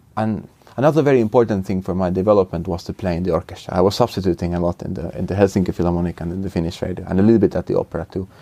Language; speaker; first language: English; non-native, fluent; Finnish